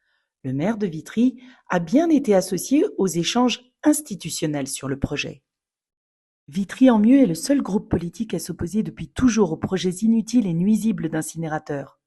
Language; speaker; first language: French; native; French